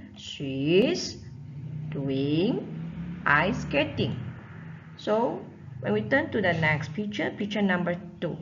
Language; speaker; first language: English; non-native, local second language; Malay